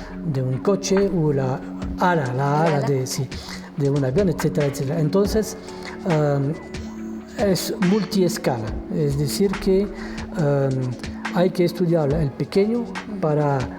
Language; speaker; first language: Spanish; non-native, fluent; French